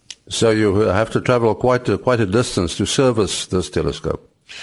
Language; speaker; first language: English; non-native, local second language; Afrikaans